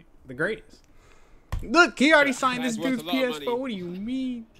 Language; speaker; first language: English; native; English